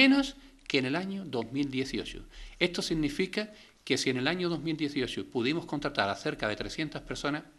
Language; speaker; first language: Spanish; native; Spanish